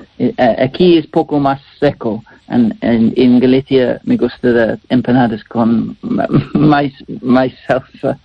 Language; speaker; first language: Spanish; non-native, learner; English